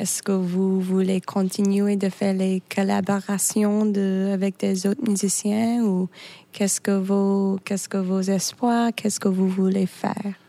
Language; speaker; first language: French; non-native, fluent; English